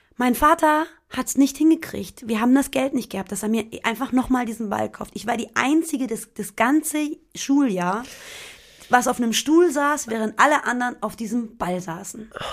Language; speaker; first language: German; early bilingual, other home language; Persian